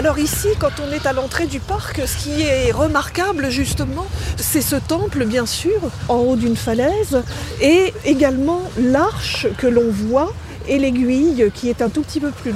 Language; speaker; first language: French; native; French